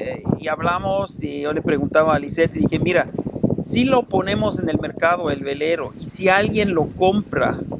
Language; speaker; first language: Spanish; non-native, fluent; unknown